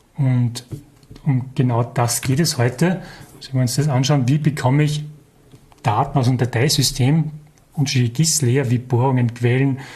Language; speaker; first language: German; native; German